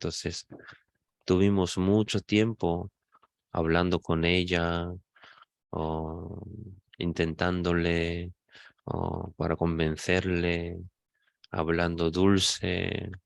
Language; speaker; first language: Spanish; non-native, fluent; Korean